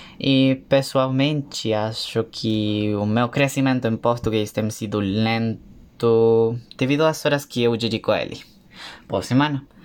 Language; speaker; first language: Portuguese; non-native, learner; Spanish